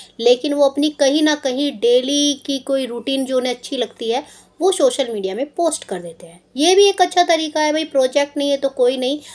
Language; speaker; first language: Hindi; native; Hindi